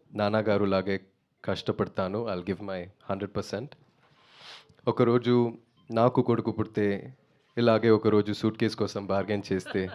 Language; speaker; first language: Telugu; non-native, learner; Tamil